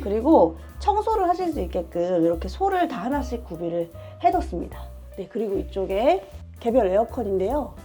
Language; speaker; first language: Korean; native; Korean